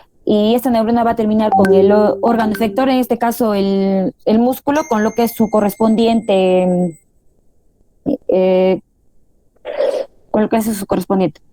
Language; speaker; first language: Spanish; native; Spanish